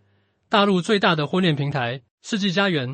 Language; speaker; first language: Chinese; native; Chinese